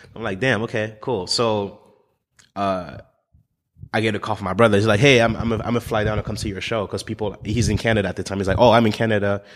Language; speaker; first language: English; non-native, fluent; French